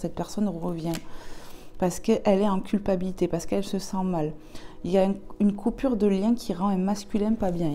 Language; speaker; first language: French; native; French